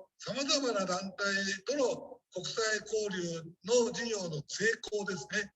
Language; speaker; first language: Japanese; native; Japanese